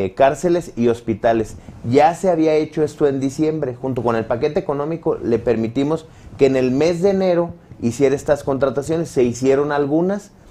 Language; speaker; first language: Spanish; native; Spanish